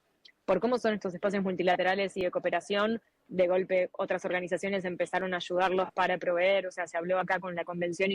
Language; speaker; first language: Spanish; native; Spanish